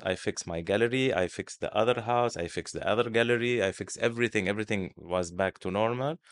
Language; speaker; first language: English; non-native, fluent; Arabic